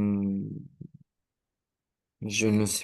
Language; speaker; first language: French; non-native, learner; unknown